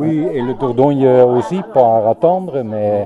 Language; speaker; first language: French; non-native, learner; Dutch